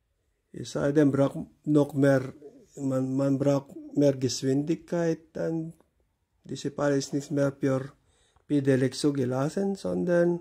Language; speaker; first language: German; non-native, learner; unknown